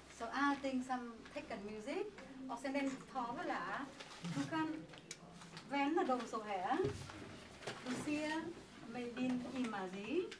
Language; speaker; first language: Swedish; non-native, learner; Vietnamese